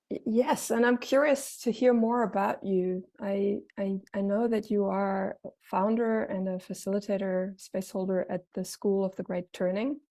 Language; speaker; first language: English; non-native, fluent; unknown